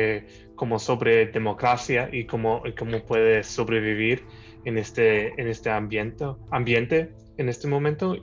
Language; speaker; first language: Spanish; early bilingual, heritage; Spanish